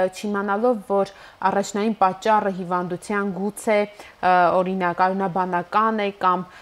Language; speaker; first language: Armenian; native; Armenian